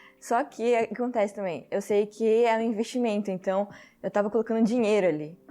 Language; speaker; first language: Portuguese; early bilingual, heritage; Portuguese